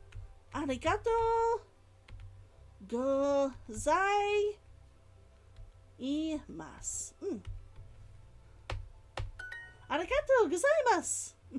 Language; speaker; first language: Japanese; non-native, learner; English